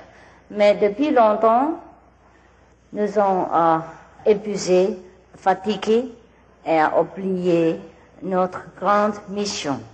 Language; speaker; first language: French; non-native, learner; Vietnamese